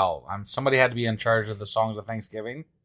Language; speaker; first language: English; native; English